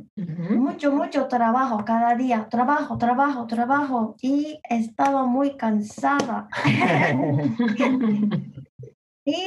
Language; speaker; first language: Spanish; non-native, learner; Japanese